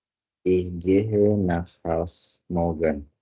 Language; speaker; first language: German; non-native, learner; Indonesian